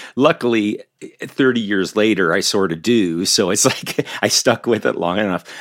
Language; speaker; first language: English; native; English